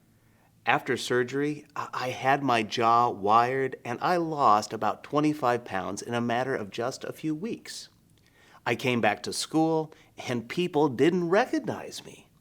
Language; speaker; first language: English; native; English